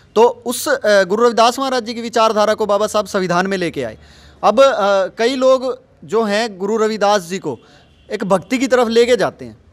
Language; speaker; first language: Hindi; native; Hindi